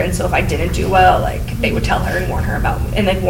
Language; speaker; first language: English; native; English